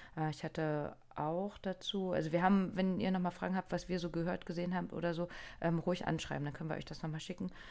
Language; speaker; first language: German; non-native, fluent; Japanese